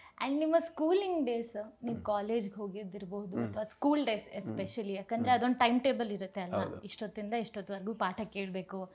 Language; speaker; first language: Kannada; native; Kannada